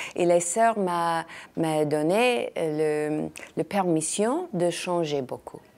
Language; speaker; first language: French; non-native, learner; English